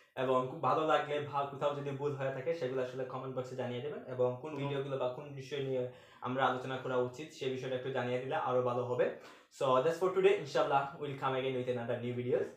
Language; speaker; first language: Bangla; native; Bangla